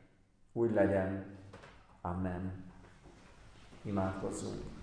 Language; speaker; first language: Hungarian; native; Hungarian